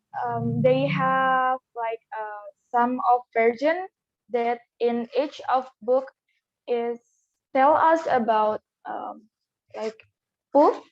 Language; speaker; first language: English; non-native, learner; Indonesian